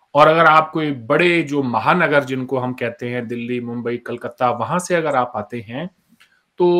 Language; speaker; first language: Hindi; native; Hindi